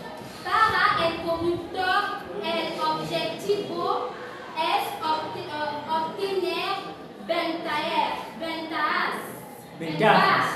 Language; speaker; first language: Spanish; non-native, learner; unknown